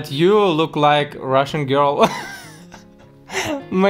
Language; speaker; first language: English; non-native, learner; Russian